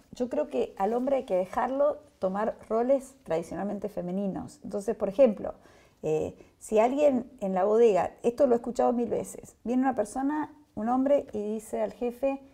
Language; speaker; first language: Spanish; native; Spanish